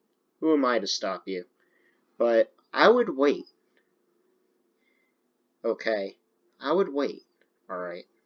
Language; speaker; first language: English; native; English